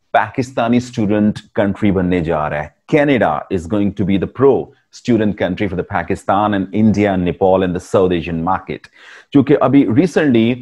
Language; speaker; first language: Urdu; non-native, local second language; Punjabi